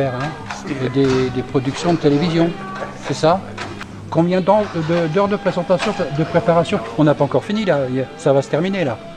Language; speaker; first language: French; native; French